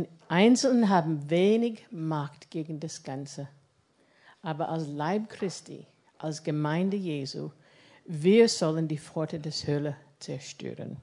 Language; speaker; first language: German; non-native, fluent; English